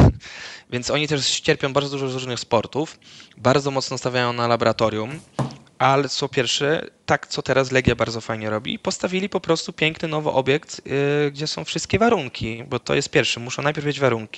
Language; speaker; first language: Polish; early bilingual, other home language; Dutch